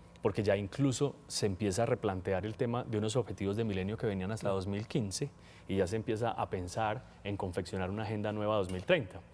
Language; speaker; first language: Spanish; native; Spanish